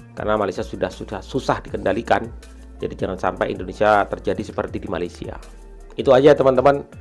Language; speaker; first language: Indonesian; native; Indonesian